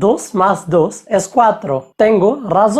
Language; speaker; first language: Spanish; non-native, learner; Hindi